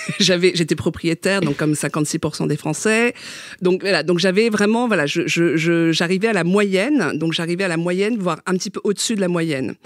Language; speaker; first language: French; early bilingual, other home language; Vietnamese